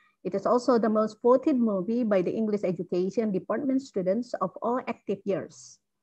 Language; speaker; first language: English; non-native, fluent; Indonesian